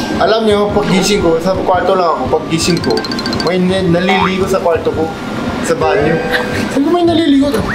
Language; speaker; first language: Filipino; non-native, fluent; Korean